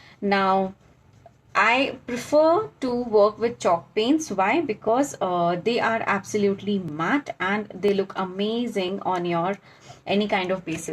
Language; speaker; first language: English; non-native, local second language; Hindi